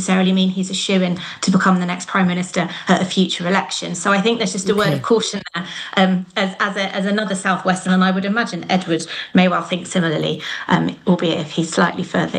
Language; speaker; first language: English; native; English